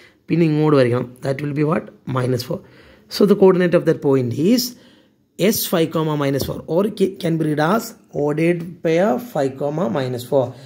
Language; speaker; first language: English; non-native, local second language; Malayalam